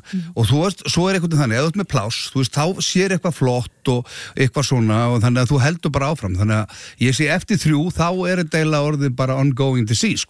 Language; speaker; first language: Icelandic; native; Icelandic